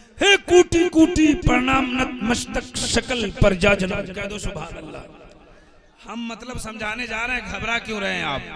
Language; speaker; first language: Hindi; native; Hindi